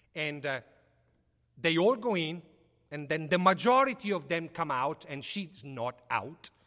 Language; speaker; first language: English; non-native, fluent; Italian